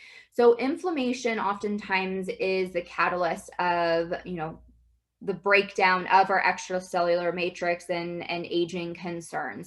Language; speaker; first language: English; native; English